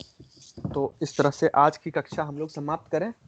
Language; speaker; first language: Hindi; native; Hindi